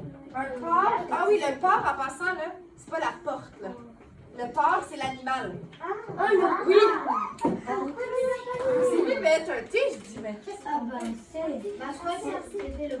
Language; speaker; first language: French; native; French